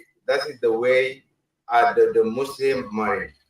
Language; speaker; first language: English; non-native, learner; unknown